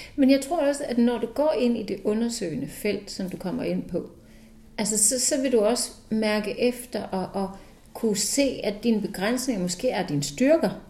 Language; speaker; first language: Danish; non-native, fluent; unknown